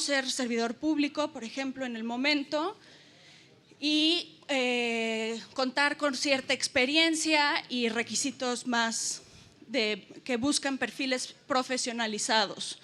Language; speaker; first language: Spanish; native; Spanish